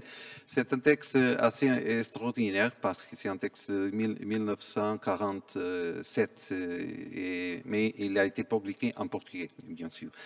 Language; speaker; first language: French; non-native, fluent; Portuguese